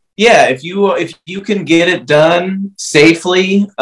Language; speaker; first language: English; native; English